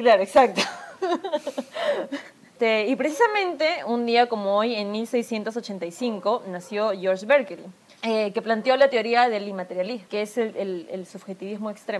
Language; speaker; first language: Spanish; native; Spanish